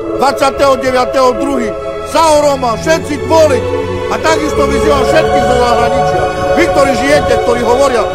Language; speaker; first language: Slovak; non-native, local second language; Romany